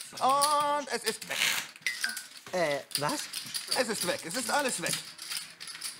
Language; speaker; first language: German; native; German